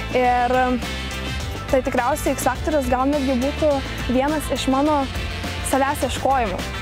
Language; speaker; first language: Lithuanian; native; Lithuanian